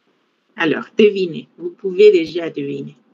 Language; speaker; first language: French; non-native, fluent; Spanish